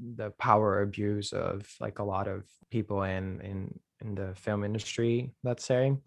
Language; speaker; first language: English; non-native, fluent; Dutch